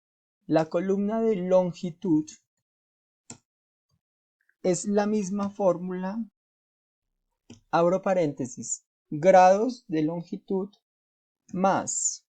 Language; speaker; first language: Spanish; native; Spanish